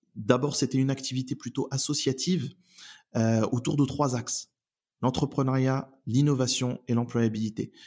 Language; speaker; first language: French; native; French